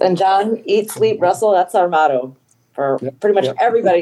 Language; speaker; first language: English; native; English